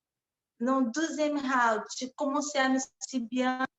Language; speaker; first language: French; non-native, learner; Portuguese